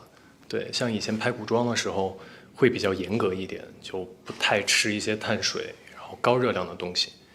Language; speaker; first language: Chinese; native; Chinese